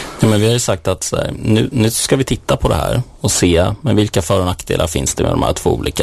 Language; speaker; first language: Swedish; native; Swedish